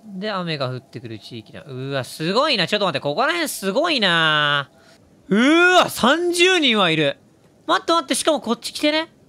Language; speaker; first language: Japanese; native; Japanese